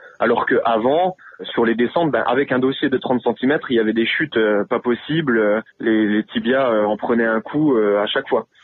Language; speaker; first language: French; native; French